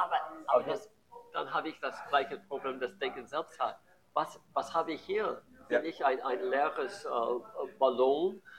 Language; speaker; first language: German; non-native, learner; English